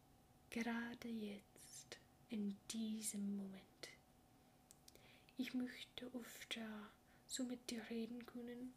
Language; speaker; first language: German; non-native, learner; English